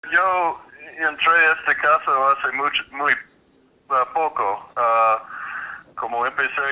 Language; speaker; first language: Spanish; non-native, fluent; English